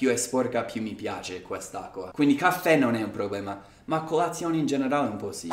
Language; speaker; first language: Italian; non-native, fluent; English